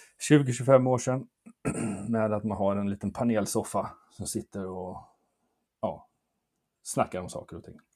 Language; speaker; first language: Swedish; native; Swedish